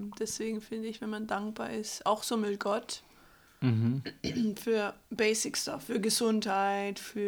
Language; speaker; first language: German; non-native, fluent; English